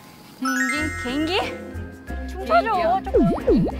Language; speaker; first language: Korean; non-native, fluent; Japanese